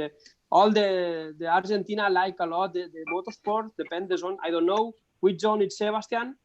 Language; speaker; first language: English; non-native, learner; Spanish